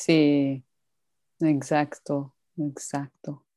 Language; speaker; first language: Spanish; non-native, learner; English